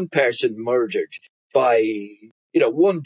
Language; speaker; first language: English; native; English